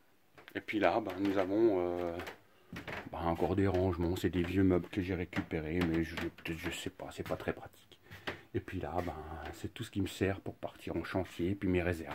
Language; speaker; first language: French; native; French